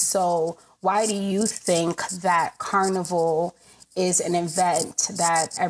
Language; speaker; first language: English; native; English